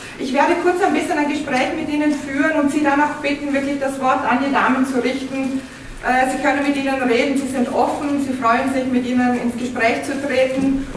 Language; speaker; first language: German; native; German